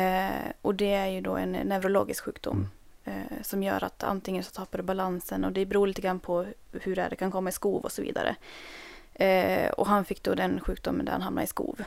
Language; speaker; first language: Swedish; native; Swedish